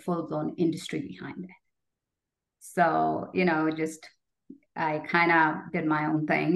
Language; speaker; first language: English; non-native, local second language; Hindi